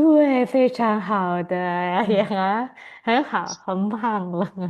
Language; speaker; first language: Chinese; non-native, fluent; Indonesian